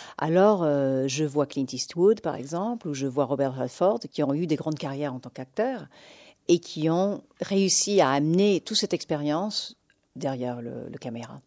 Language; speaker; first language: French; non-native, fluent; English